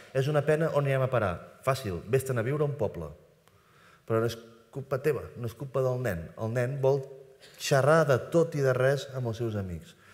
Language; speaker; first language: Catalan; native; Catalan